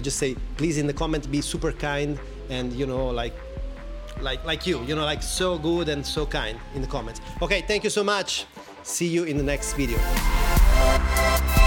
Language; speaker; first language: English; non-native, fluent; Italian